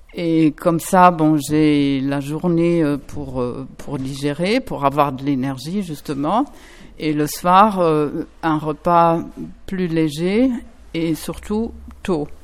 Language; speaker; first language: French; non-native, fluent; German